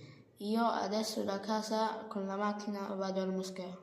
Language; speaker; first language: Italian; early bilingual, other home language; Bangla